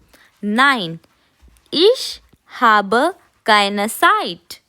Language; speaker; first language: German; non-native, fluent; Hindi